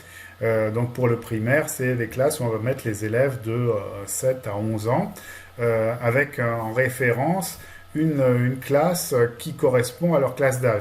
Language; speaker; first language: French; native; French